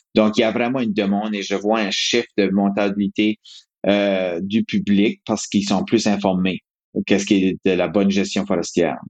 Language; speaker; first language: French; native; French